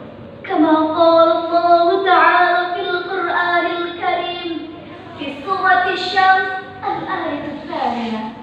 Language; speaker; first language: Arabic; non-native, fluent; Indonesian